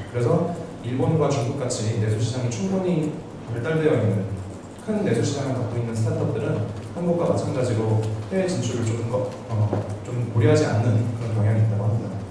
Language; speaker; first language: Korean; native; Korean